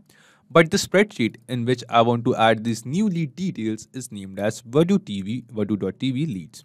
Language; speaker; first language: English; non-native, local second language; Hindi